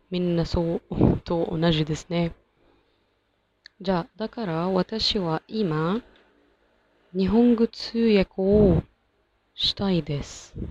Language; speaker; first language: Japanese; non-native, learner; Arabic